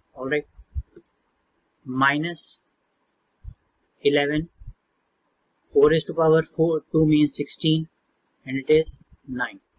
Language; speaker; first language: English; non-native, local second language; Hindi